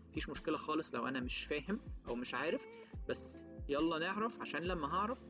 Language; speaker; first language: Arabic; native; Arabic